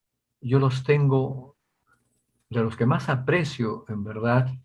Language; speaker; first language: Spanish; native; Spanish